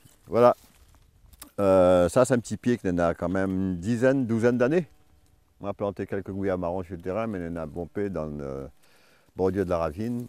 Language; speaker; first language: French; native; French